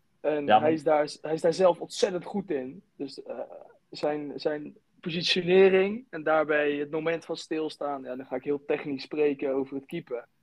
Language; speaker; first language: Dutch; native; Dutch